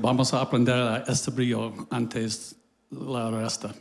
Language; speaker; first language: Spanish; non-native, learner; English